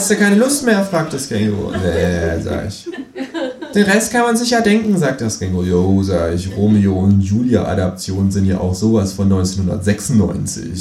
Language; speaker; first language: German; native; German